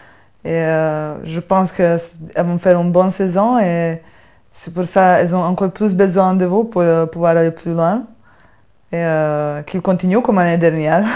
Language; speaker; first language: French; non-native, fluent; Serbian